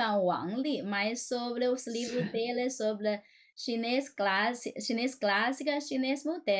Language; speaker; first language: Portuguese; non-native, fluent; Chinese